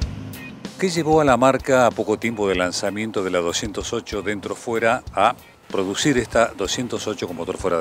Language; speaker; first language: Spanish; native; Spanish